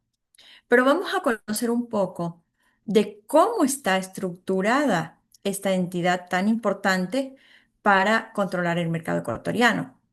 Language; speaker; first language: Spanish; native; Spanish